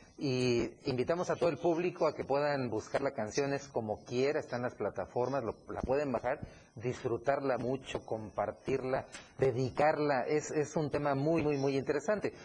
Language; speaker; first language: Spanish; native; Spanish